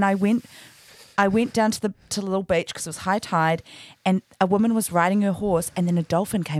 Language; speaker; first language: English; native; English